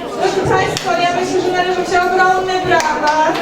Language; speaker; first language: Polish; native; Polish